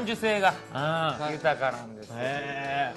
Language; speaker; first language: Japanese; native; Japanese